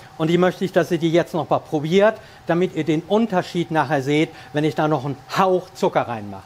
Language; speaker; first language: German; non-native, local second language; Swiss German